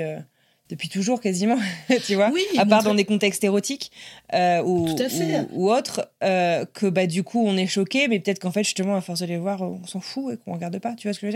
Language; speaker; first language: French; native; French